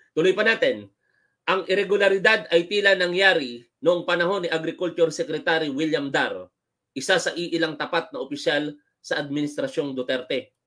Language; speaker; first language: Filipino; native; Filipino